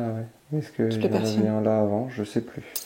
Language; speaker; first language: French; native; French